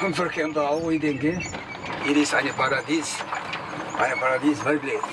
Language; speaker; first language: German; non-native, learner; Albanian